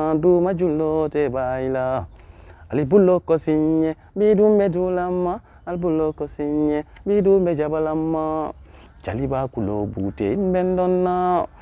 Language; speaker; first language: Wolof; non-native, local second language; Mandingo